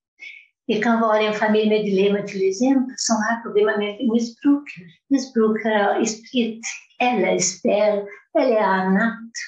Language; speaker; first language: Swedish; non-native, fluent; Portuguese